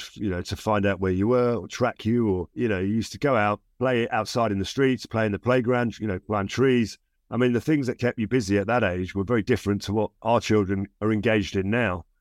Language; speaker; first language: English; native; English